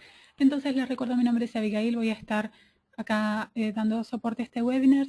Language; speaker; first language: Spanish; native; Spanish